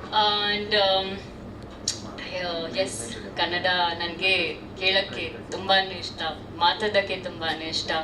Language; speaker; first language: Kannada; non-native, learner; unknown